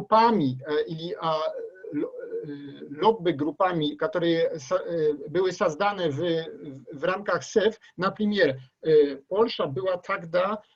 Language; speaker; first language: Russian; non-native, learner; Polish